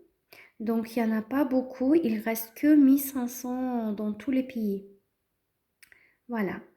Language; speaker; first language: French; non-native, fluent; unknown